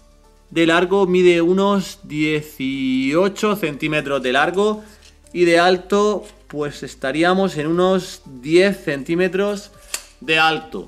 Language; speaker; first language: Spanish; native; Spanish